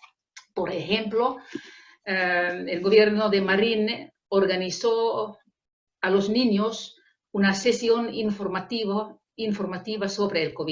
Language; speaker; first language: Spanish; non-native, fluent; Finnish